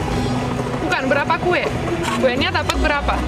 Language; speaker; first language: Indonesian; non-native, learner; Romanian